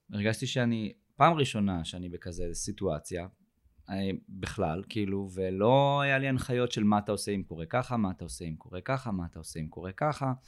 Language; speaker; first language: Hebrew; native; Hebrew